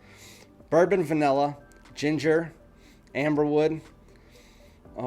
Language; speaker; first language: English; native; English